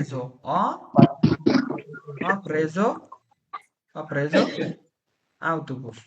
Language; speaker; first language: Italian; non-native, fluent; Bangla